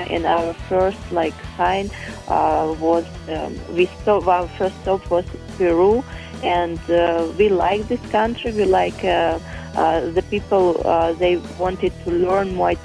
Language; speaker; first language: English; non-native, fluent; Russian